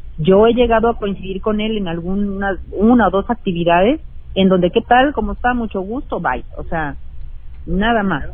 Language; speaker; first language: Spanish; native; Spanish